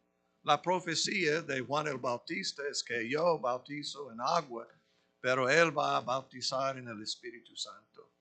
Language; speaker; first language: Spanish; non-native, fluent; English